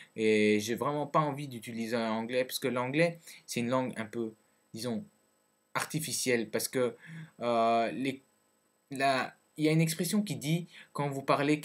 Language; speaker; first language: French; early bilingual, other home language; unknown